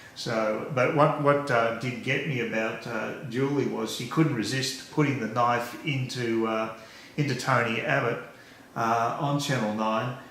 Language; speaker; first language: English; native; English